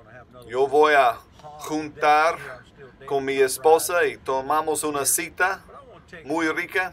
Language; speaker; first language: Spanish; non-native, learner; English